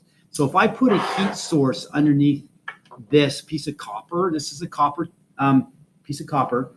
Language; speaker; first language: English; native; English